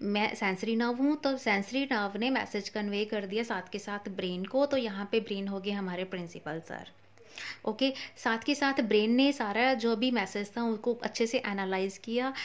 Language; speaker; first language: Hindi; non-native, local second language; Punjabi